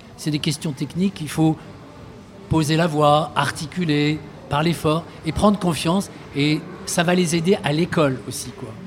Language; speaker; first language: French; early bilingual, other home language; Arabic